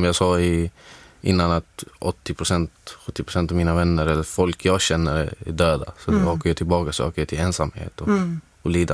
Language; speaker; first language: Swedish; non-native, fluent; Arabic